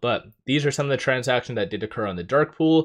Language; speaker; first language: English; native; English